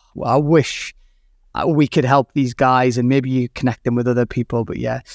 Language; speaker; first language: English; native; English